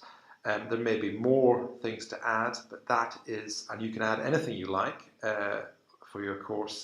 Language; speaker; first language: English; native; English